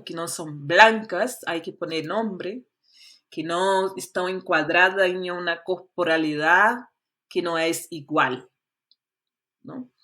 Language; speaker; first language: Spanish; non-native, fluent; Portuguese